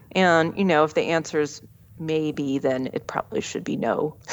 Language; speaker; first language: English; native; English